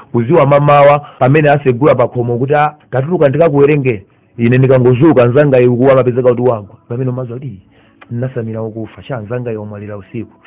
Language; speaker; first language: Nyanja; native; Nyanja